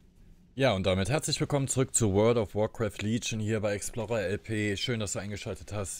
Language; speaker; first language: German; native; German